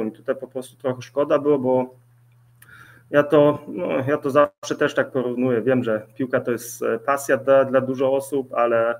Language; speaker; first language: Polish; early bilingual, heritage; Polish